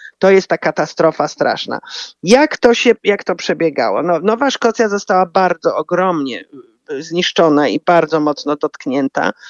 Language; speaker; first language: Polish; native; Polish